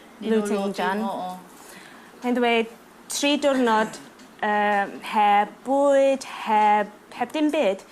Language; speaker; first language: Welsh; non-native, local second language; English